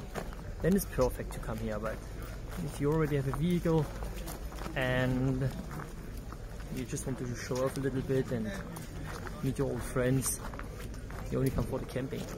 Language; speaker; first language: English; non-native, fluent; German